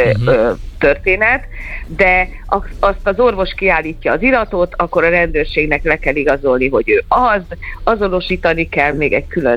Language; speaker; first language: Hungarian; native; Hungarian